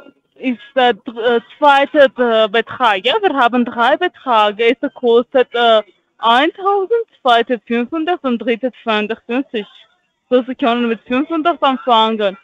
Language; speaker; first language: German; non-native, learner; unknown